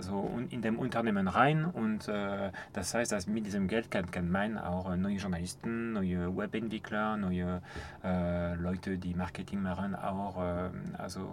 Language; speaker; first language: German; non-native, fluent; French